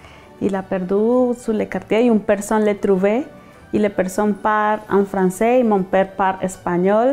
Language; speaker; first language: French; non-native, learner; Spanish